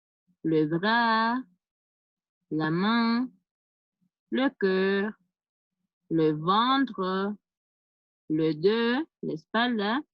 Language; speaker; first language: French; non-native, fluent; Spanish